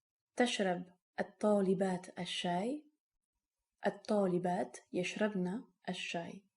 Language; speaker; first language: Arabic; non-native, fluent; French